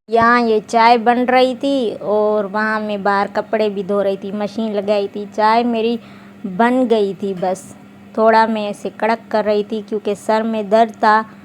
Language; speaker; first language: Urdu; non-native, local second language; Sindhi